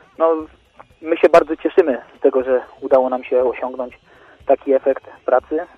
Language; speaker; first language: Polish; native; Polish